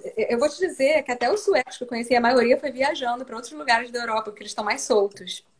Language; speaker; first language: Portuguese; native; Portuguese